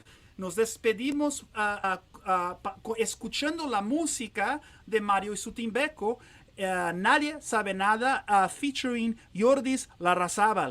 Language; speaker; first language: Spanish; non-native, fluent; Portuguese